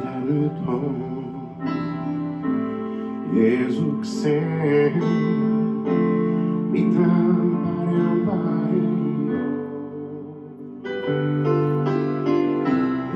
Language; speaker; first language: Finnish; non-native, learner; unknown